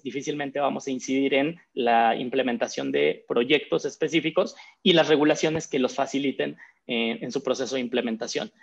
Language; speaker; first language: Spanish; native; Spanish